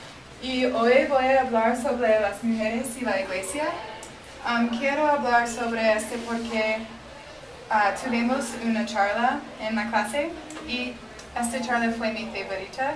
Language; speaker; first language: Spanish; non-native, learner; English